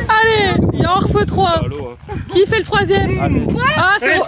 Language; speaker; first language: French; native; French